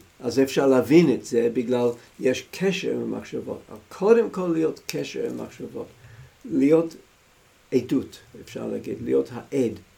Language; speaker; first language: Hebrew; non-native, fluent; English